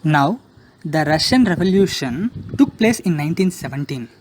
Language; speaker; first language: English; non-native, local second language; Telugu